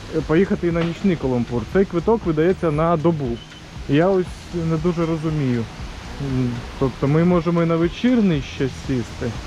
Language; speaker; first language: Ukrainian; non-native, local second language; Russian